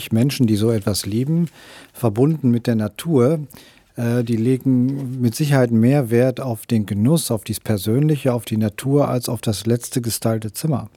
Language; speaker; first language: German; native; German